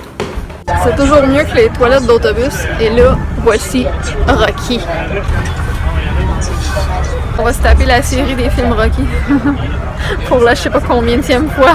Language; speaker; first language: French; native; French